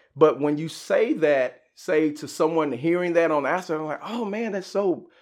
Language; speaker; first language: English; native; English